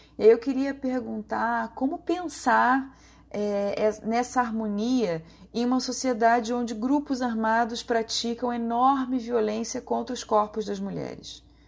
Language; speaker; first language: Portuguese; native; Portuguese